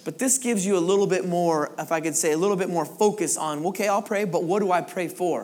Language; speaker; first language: English; native; English